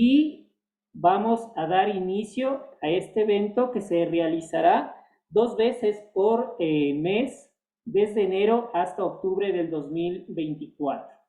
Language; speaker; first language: Spanish; native; Spanish